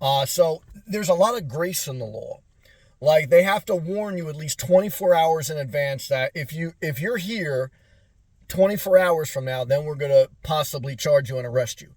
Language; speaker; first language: English; native; English